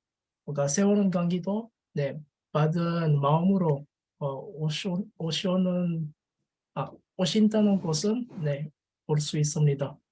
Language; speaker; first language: Korean; non-native, learner; French